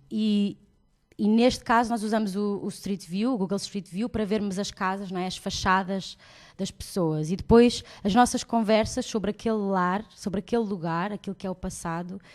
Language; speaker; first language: Portuguese; native; Portuguese